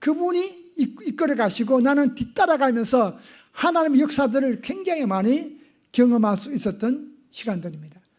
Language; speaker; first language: Korean; native; Korean